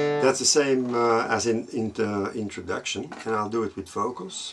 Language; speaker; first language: English; non-native, fluent; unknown